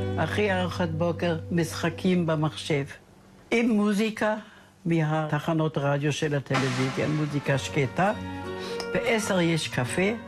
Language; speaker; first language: Hebrew; non-native, fluent; German